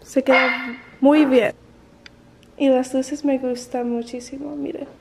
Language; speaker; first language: Spanish; early bilingual, other home language; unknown